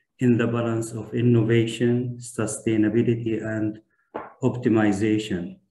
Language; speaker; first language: English; non-native, fluent; Turkish